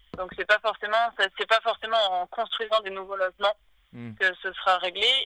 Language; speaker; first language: French; native; French